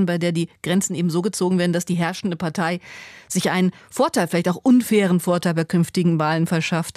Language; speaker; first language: German; native; German